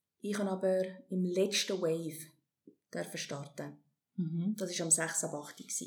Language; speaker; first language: German; early bilingual, heritage; German